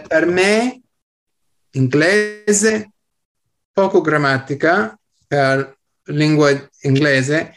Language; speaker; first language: Italian; non-native, learner; English